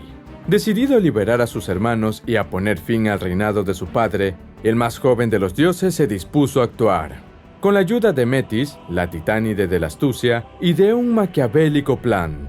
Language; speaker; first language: Spanish; native; Spanish